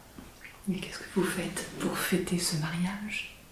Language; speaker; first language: French; native; French